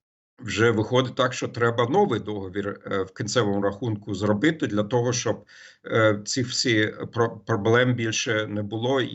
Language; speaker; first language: Ukrainian; non-native, fluent; German